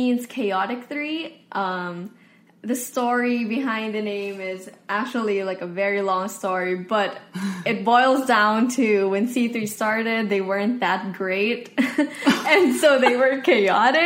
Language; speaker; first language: English; non-native, local second language; Filipino